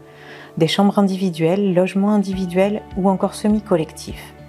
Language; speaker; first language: French; native; French